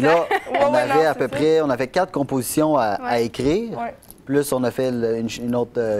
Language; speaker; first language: French; native; French